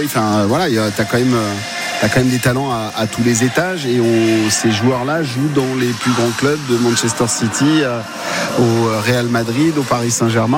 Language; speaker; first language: French; native; French